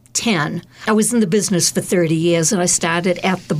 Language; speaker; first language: English; native; English